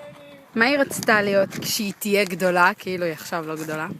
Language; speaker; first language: Hebrew; native; Hebrew